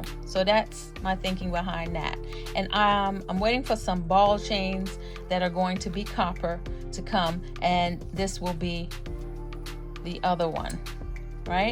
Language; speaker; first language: English; native; English